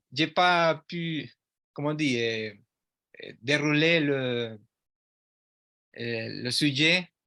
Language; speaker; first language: French; non-native, learner; Spanish